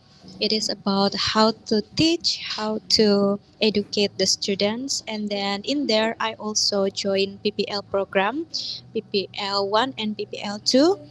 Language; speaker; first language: English; non-native, learner; Indonesian